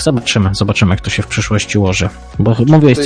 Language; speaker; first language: Polish; native; Polish